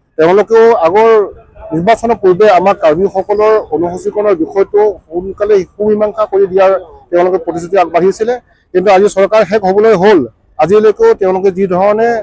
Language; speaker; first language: Assamese; non-native, local second language; Karbi